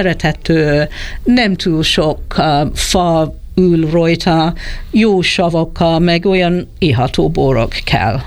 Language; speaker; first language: Hungarian; non-native, learner; English